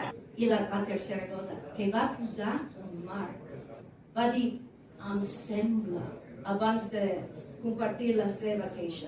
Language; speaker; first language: Catalan; non-native, fluent; English